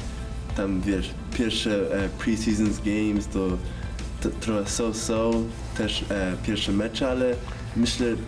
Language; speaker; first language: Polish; early bilingual, heritage; English